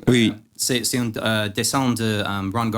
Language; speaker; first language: French; non-native, learner; English